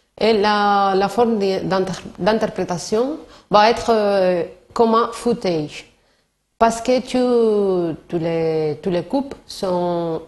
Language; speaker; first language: French; non-native, learner; Spanish